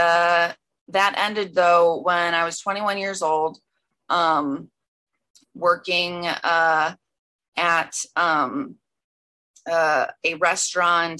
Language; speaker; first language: English; native; English